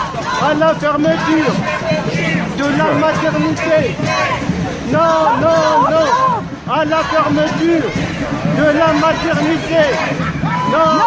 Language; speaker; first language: French; native; French